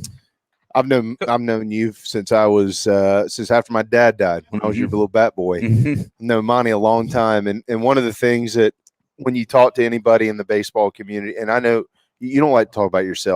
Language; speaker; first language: English; native; English